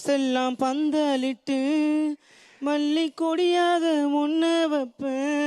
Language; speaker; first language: Tamil; native; Tamil